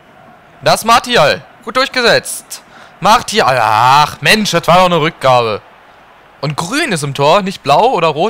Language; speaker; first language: German; native; German